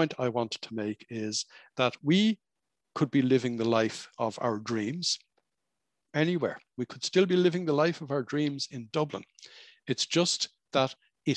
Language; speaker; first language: English; native; English